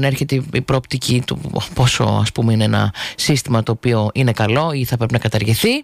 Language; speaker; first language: Greek; native; Greek